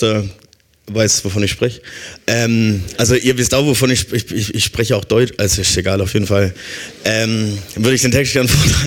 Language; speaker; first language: German; native; German